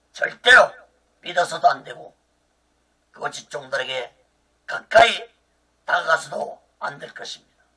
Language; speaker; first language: Korean; native; Korean